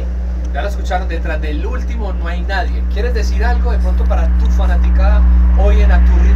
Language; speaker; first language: Spanish; native; Spanish